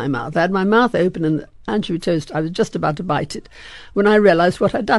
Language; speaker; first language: English; native; English